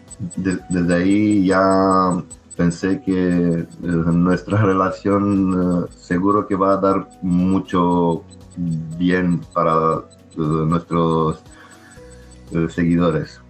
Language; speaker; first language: Spanish; non-native, fluent; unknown